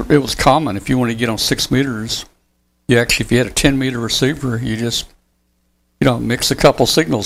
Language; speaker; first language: English; native; English